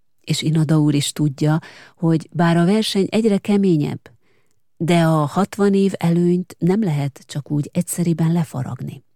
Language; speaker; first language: Hungarian; native; Hungarian